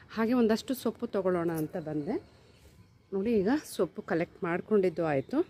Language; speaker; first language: Kannada; non-native, local second language; Telugu